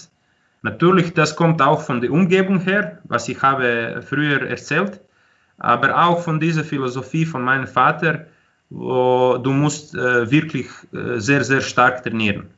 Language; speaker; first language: German; non-native, fluent; Croatian